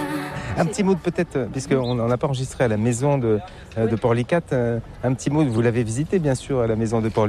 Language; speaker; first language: French; native; French